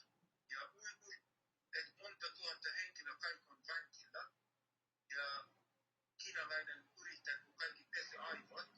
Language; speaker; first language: Finnish; non-native, learner; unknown